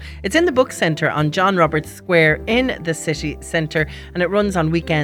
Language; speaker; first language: English; native; English